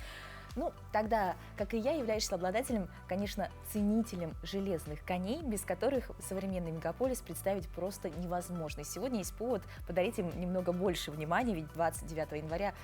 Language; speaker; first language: Russian; native; Russian